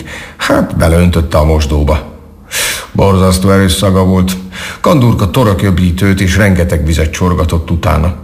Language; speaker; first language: Hungarian; native; Hungarian